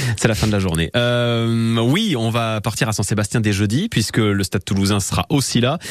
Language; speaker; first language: French; native; French